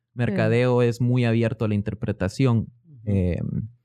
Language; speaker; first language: Spanish; native; Spanish